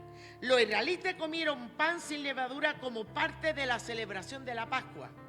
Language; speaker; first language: Spanish; native; Spanish